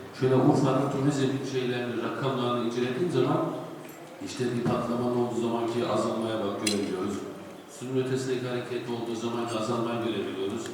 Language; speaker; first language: Turkish; native; Turkish